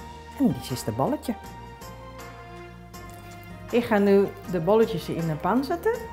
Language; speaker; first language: Dutch; non-native, learner; Japanese